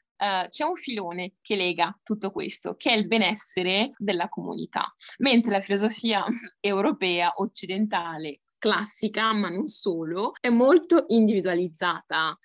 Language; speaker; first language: Italian; early bilingual, other home language; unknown